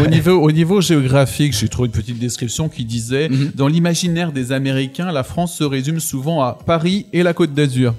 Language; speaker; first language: French; native; French